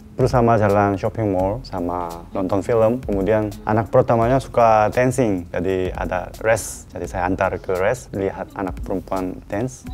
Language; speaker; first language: Indonesian; non-native, learner; Korean